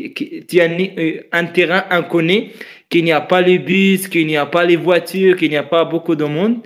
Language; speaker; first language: French; non-native, learner; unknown